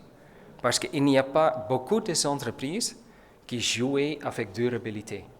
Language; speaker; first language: French; non-native, learner; Dutch